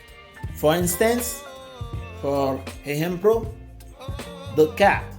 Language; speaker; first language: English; non-native, fluent; Haitian Creole